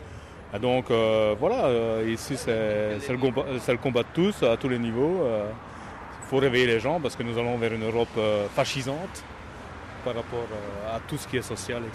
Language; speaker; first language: French; native; French